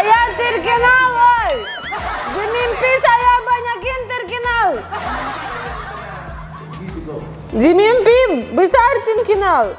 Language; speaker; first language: Indonesian; non-native, learner; Russian